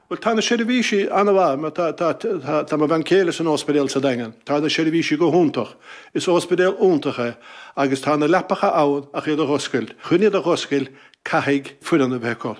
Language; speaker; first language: Irish; native; Irish